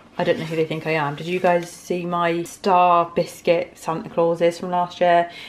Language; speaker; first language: English; native; English